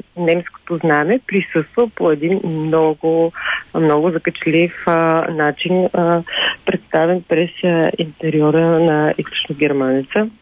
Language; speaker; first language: Bulgarian; native; Bulgarian